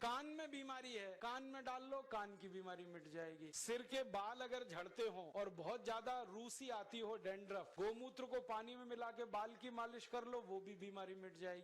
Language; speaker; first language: Hindi; native; Hindi